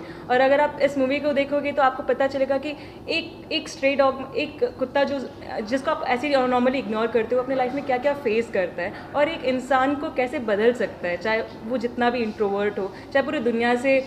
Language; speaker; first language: Hindi; non-native, local second language; Kannada